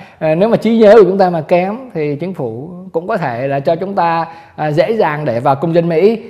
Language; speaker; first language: Vietnamese; native; Vietnamese